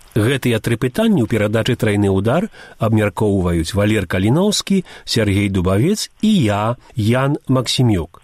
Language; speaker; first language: Belarusian; early bilingual, heritage; Belarusian